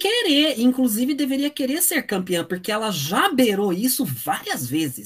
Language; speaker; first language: Portuguese; native; Portuguese